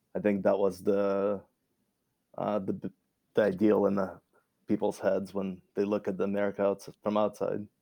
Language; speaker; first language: English; early bilingual, other home language; Romanian